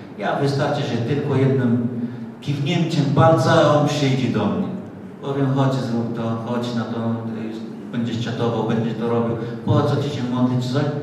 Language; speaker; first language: Polish; non-native, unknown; Arabic